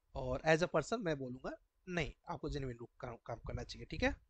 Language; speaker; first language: Hindi; native; Hindi